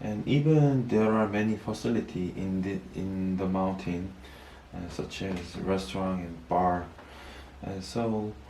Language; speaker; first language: English; non-native, learner; Korean